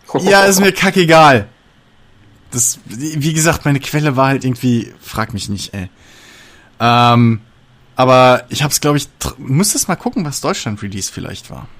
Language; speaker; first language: German; native; German